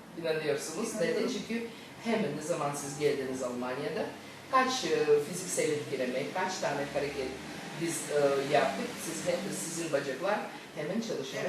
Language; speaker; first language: Turkish; non-native, learner; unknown